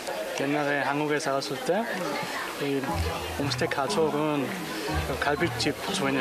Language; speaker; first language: Korean; non-native, fluent; German